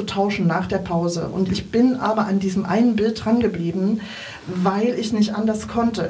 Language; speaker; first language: German; native; German